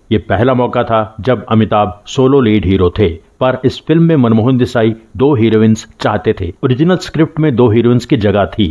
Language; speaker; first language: Hindi; native; Hindi